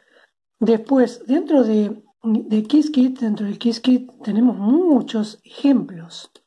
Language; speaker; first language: Spanish; native; Spanish